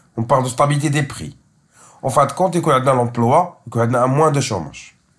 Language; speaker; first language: French; non-native, local second language; Arabic